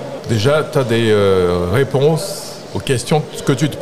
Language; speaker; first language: French; native; French